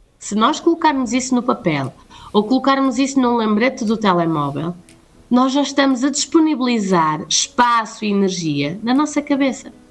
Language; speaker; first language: Portuguese; native; Portuguese